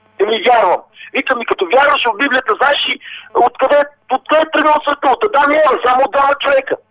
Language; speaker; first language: Bulgarian; non-native, local second language; Romany